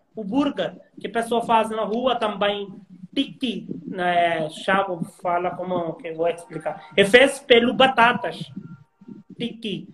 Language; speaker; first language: Portuguese; non-native, learner; Hindi